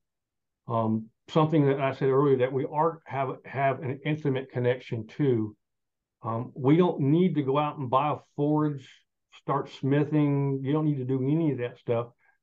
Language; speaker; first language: English; native; English